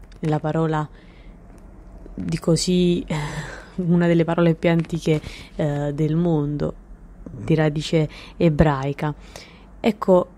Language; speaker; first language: Italian; native; Italian